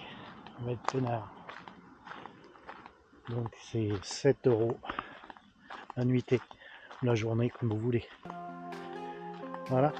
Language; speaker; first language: French; native; French